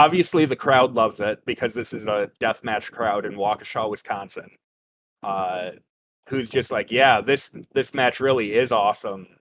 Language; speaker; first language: English; native; English